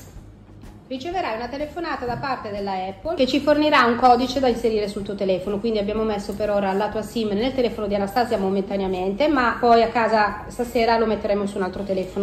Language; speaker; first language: Italian; native; Italian